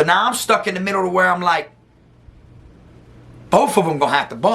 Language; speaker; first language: English; native; English